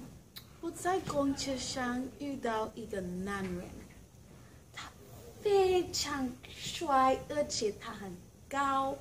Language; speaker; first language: Chinese; non-native, learner; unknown